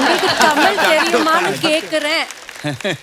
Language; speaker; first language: Tamil; non-native, fluent; Punjabi